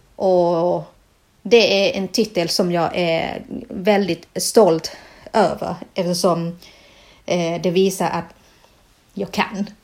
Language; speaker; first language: Swedish; non-native, fluent; Thai